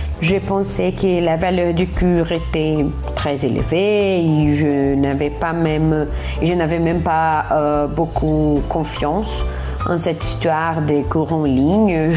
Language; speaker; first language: French; non-native, fluent; Portuguese